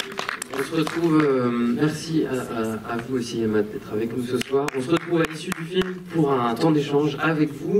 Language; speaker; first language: French; native; French